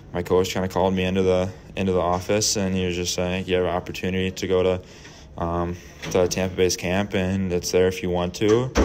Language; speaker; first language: English; native; English